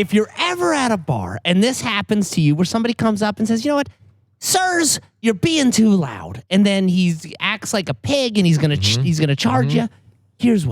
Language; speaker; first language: English; native; English